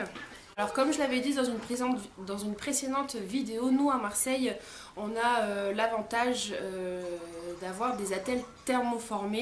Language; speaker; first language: French; native; French